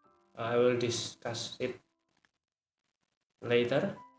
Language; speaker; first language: English; non-native, learner; Indonesian